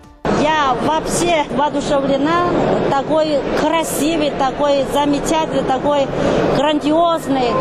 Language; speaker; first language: Russian; non-native, fluent; Chinese